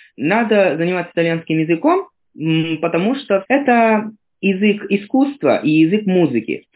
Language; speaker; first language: Russian; non-native, fluent; Italian